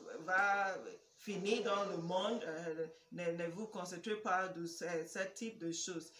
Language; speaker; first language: French; non-native, learner; English